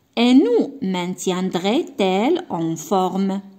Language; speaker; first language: French; non-native, local second language; Arabic